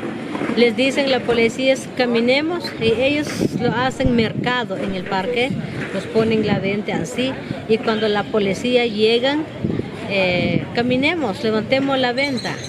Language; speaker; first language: Spanish; non-native, local second language; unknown